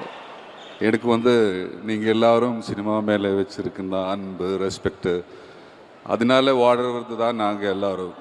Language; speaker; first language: Tamil; non-native, learner; Malayalam